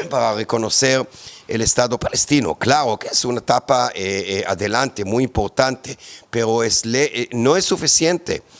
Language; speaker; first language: Spanish; non-native, fluent; Hebrew